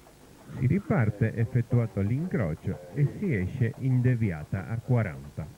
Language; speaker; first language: Italian; native; Italian